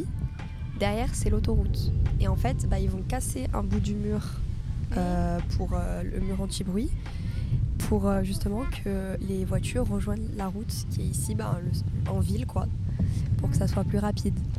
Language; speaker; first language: French; native; French